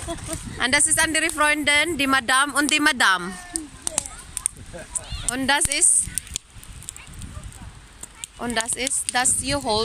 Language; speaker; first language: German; non-native, learner; Filipino